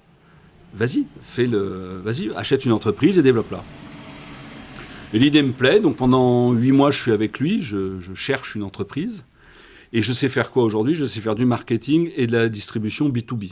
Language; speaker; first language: French; native; French